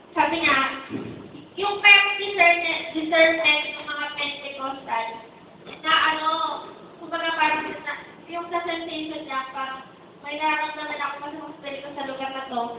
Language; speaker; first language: Filipino; native; Filipino